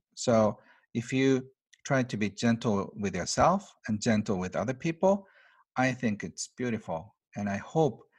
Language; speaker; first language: English; non-native, fluent; Japanese